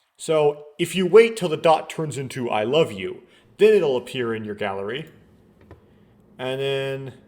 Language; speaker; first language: English; native; English